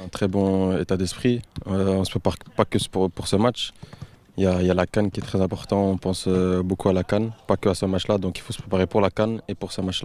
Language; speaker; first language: French; native; French